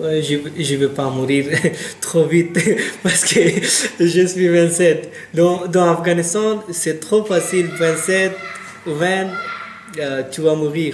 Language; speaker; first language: French; non-native, learner; Pashto